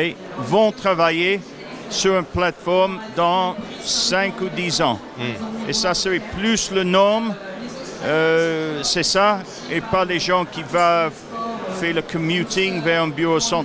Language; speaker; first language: French; non-native, fluent; English